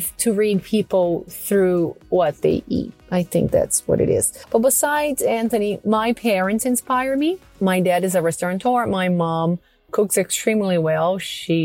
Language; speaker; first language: English; non-native, fluent; Portuguese